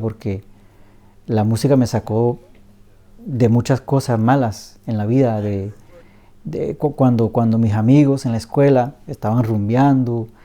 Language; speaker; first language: Spanish; early bilingual, other home language; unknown